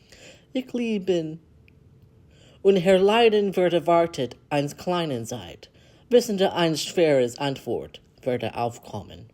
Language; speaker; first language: German; non-native, learner; English